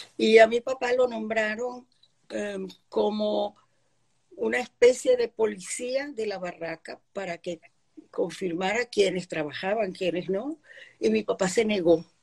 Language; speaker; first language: Spanish; early bilingual, other home language; Polish